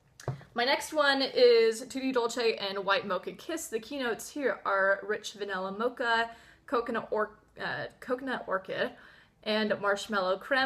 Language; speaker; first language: English; native; English